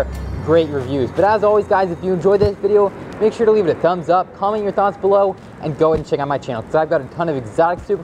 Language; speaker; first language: English; native; English